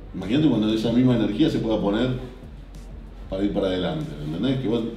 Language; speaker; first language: Spanish; native; Spanish